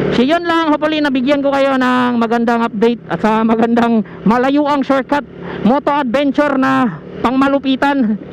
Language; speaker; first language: Filipino; non-native, local second language; Cebuano